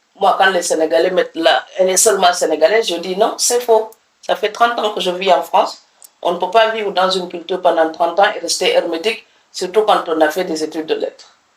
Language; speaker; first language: French; non-native, local second language; Serer